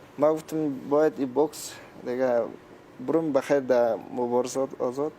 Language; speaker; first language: Persian; non-native, local second language; Turkmen